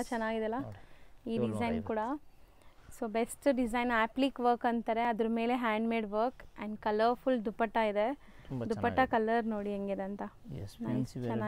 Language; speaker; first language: Kannada; native; Kannada